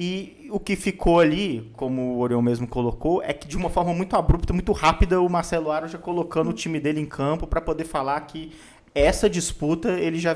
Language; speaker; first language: Portuguese; native; Portuguese